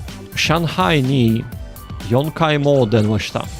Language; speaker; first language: Japanese; non-native, learner; English